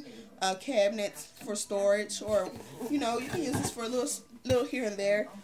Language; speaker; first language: English; native; English